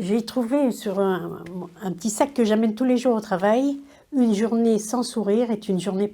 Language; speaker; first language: French; native; French